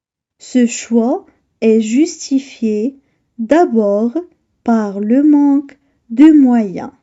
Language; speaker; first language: French; non-native, local second language; Arabic